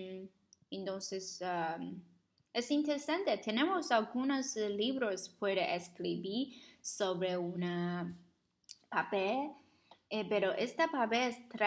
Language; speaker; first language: Spanish; non-native, learner; Chinese